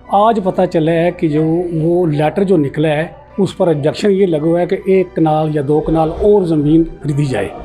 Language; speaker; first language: Urdu; non-native, local second language; Punjabi